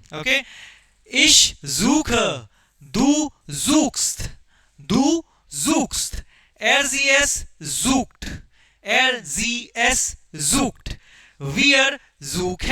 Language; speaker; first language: German; non-native, fluent; Hindi